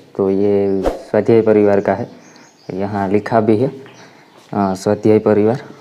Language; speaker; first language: Hindi; non-native, local second language; Gujarati